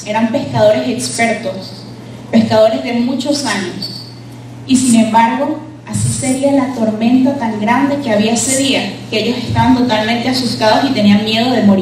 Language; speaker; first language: Spanish; native; Spanish